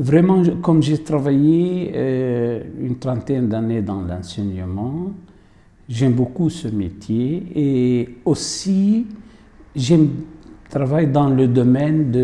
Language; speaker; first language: French; non-native, fluent; Arabic